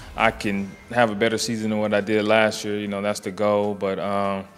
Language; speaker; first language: English; native; English